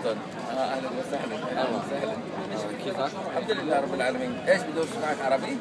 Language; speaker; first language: Arabic; native; Arabic